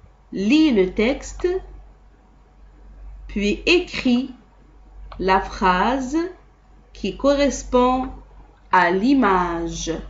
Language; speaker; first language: French; non-native, local second language; Arabic